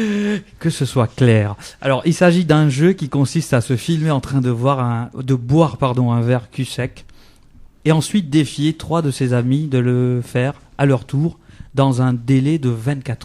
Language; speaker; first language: French; native; French